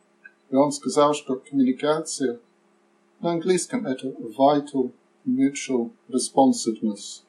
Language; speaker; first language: Russian; non-native, learner; English